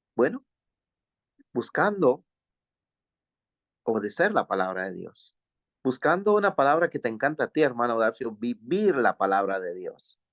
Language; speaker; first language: Spanish; native; Spanish